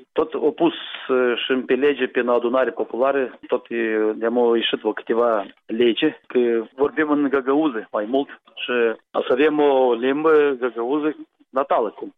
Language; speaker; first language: Romanian; non-native, local second language; Gagauz